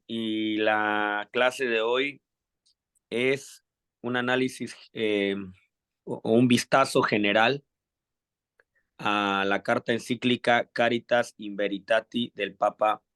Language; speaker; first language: Spanish; native; Spanish